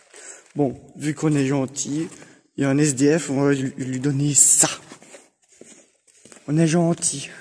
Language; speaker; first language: French; native; French